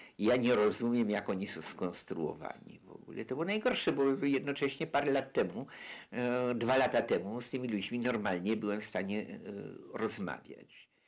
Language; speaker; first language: Polish; native; Polish